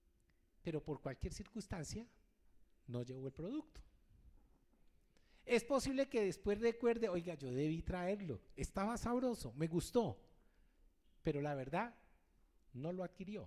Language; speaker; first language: Spanish; native; Spanish